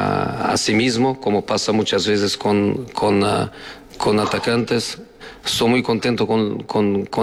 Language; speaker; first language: Spanish; non-native, fluent; Portuguese